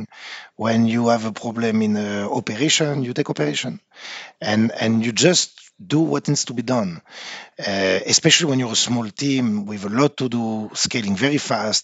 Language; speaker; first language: English; non-native, fluent; French